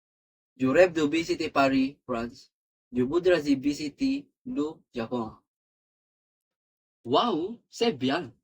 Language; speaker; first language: French; non-native, learner; Filipino